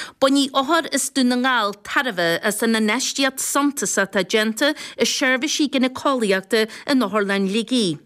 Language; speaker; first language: Irish; native; Irish